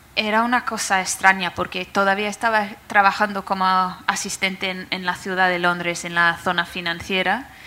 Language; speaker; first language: Spanish; non-native, fluent; English